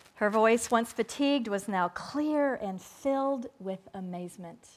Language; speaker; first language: English; native; English